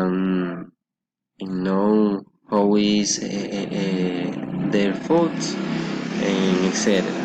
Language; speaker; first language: English; non-native, learner; Spanish